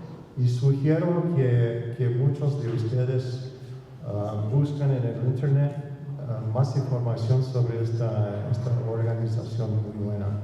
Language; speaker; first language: Spanish; non-native, fluent; English